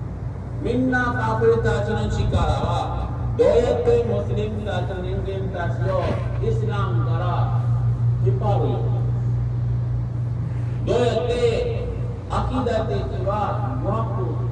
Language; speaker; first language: Japanese; non-native, learner; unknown